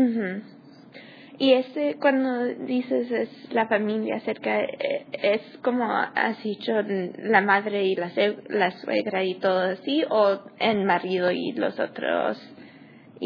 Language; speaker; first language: Spanish; non-native, learner; English